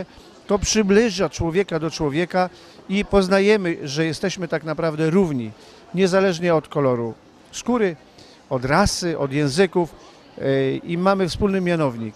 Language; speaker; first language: Polish; native; Polish